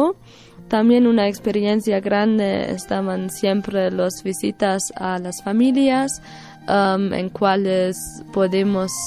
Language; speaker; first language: Spanish; non-native, learner; German